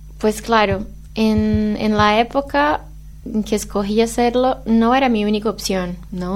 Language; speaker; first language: Spanish; non-native, fluent; Portuguese